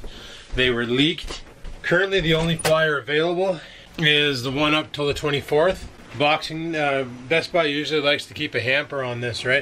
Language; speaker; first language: English; native; English